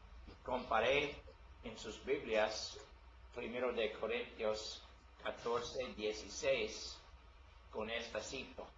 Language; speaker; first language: Spanish; non-native, learner; English